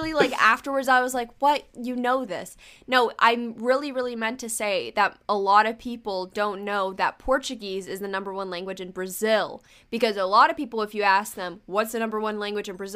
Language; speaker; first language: English; early bilingual, other home language; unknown